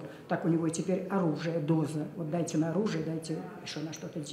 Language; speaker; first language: Russian; native; Russian